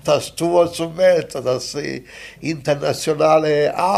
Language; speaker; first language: German; non-native, fluent; Italian